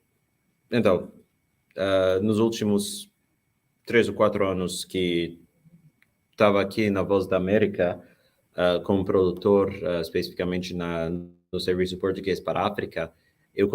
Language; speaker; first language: Portuguese; non-native, fluent; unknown